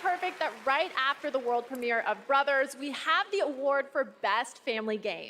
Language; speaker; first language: English; native; English